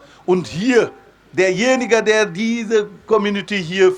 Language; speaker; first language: German; non-native, fluent; Wolof